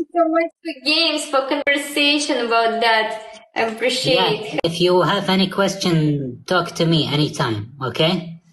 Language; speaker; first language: English; non-native, learner; Russian